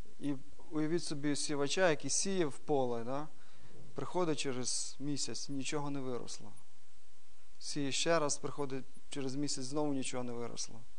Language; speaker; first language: Ukrainian; non-native, local second language; Russian